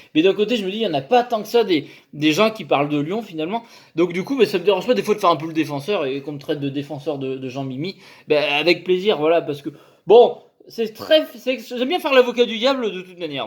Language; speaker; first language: French; native; French